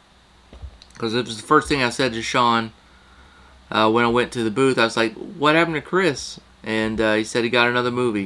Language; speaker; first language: English; native; English